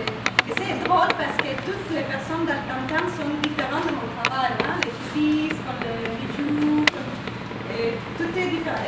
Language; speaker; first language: French; non-native, fluent; Spanish